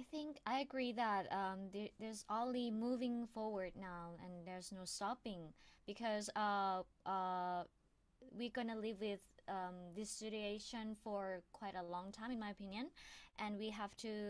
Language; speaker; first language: English; non-native, fluent; Thai